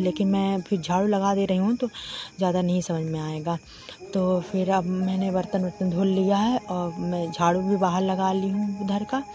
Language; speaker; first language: Hindi; native; Hindi